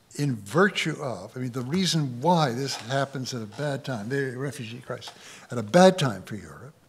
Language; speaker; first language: English; native; English